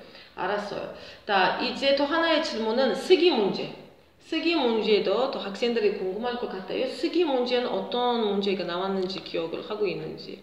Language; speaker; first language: Korean; non-native, fluent; Uzbek